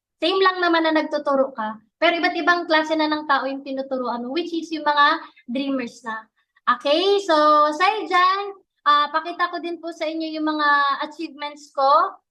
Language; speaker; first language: Filipino; non-native, local second language; Bikol